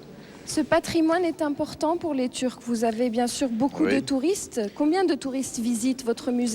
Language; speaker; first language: French; native; French